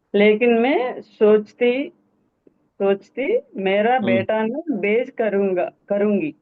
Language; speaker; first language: Hindi; non-native, learner; Telugu